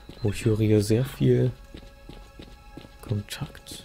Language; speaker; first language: German; native; German